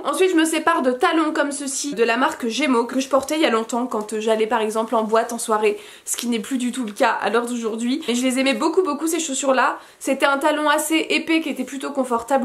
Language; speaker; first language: French; native; French